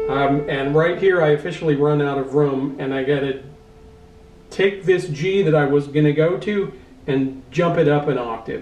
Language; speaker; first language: English; native; English